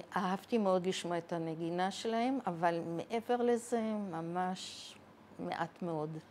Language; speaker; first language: Hebrew; early bilingual, other home language; Arabic